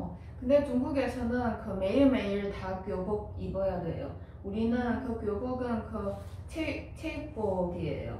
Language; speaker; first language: Korean; non-native, fluent; Chinese